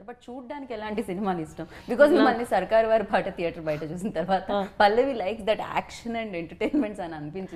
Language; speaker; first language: Telugu; native; Telugu